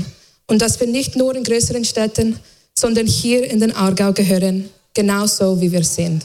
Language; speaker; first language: German; non-native, fluent; English